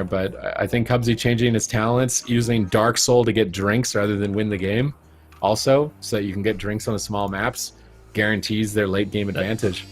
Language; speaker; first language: English; native; English